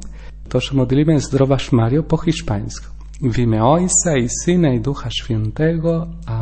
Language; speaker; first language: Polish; non-native, learner; Spanish